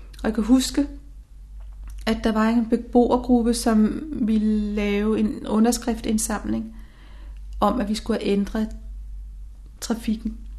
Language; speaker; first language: Danish; native; Danish